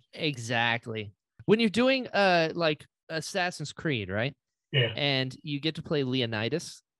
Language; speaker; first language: English; native; English